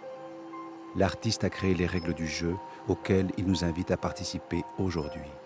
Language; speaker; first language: French; native; French